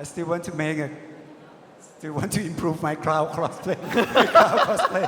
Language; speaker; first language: English; non-native, learner; Thai